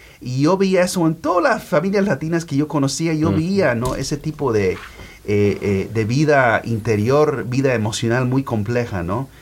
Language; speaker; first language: Spanish; early bilingual, heritage; Spanish